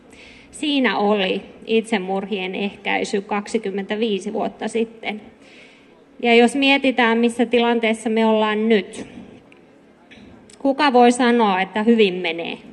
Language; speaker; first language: Finnish; native; Finnish